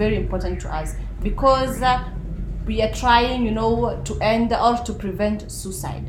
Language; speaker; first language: English; non-native, local second language; Somali